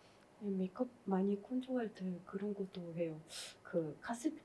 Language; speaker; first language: Korean; non-native, fluent; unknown